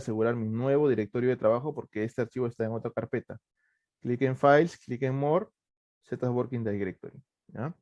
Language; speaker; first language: Spanish; native; Spanish